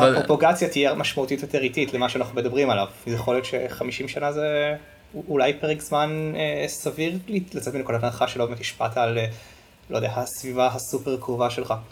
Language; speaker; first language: Hebrew; native; Hebrew